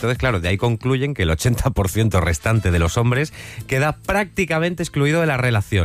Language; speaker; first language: Spanish; native; Spanish